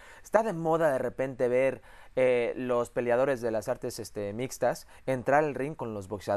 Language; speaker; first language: Spanish; native; Spanish